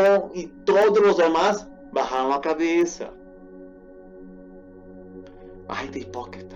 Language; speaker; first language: Portuguese; non-native, fluent; Spanish